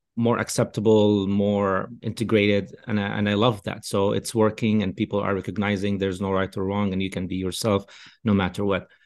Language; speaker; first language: English; non-native, fluent; Arabic